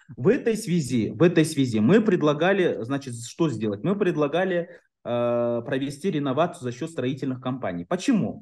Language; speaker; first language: Russian; non-native, local second language; Kyrgyz